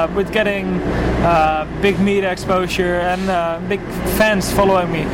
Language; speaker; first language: English; non-native, fluent; Dutch